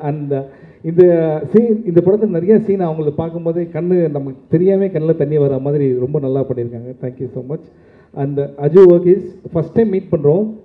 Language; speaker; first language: Tamil; native; Tamil